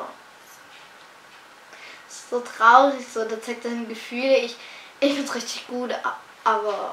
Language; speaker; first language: German; early bilingual, other home language; Arabic